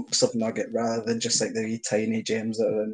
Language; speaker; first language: English; native; English